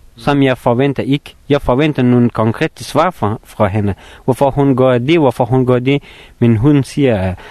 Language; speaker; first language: Danish; non-native, fluent; Persian